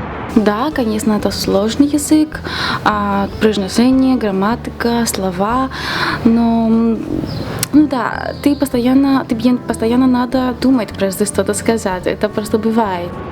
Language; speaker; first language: Russian; non-native, fluent; Greek